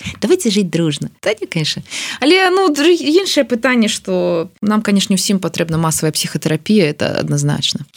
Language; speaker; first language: Belarusian; non-native, local second language; Russian